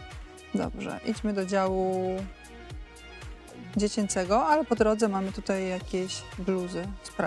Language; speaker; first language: Polish; native; Polish